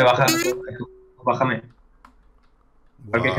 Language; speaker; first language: Spanish; native; Spanish